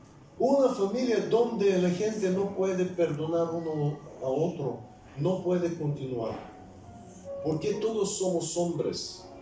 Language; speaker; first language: Spanish; non-native, fluent; Bulgarian